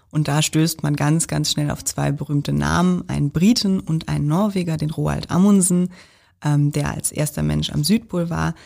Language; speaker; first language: German; native; German